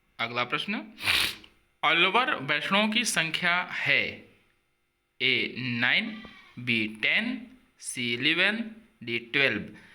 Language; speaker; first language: Hindi; native; Hindi